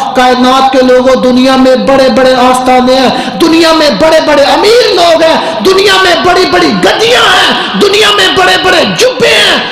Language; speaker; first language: Urdu; non-native, local second language; Punjabi